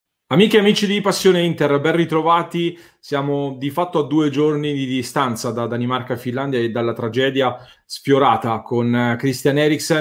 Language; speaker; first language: Italian; native; Italian